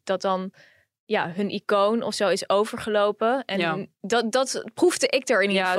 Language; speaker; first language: Dutch; native; Dutch